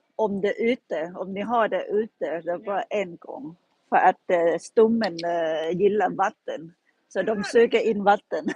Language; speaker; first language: Swedish; non-native, learner; Thai